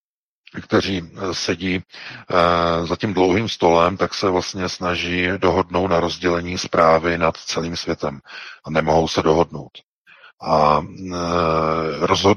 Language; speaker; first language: Czech; native; Czech